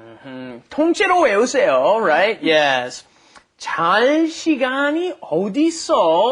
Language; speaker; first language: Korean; non-native, fluent; English